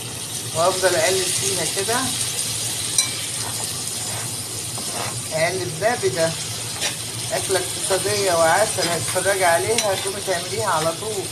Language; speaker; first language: Arabic; native; Arabic